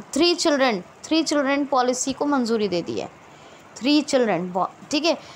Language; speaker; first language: Hindi; native; Hindi